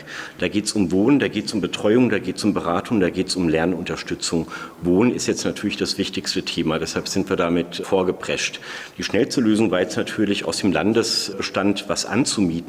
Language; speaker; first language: German; native; German